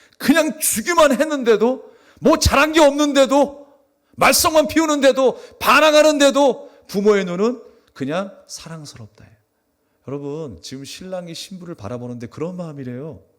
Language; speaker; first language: Korean; native; Korean